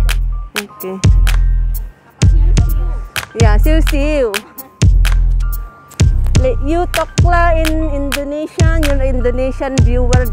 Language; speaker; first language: English; non-native, learner; Filipino